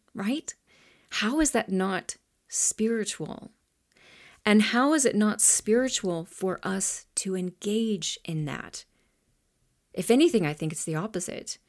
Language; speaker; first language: English; native; English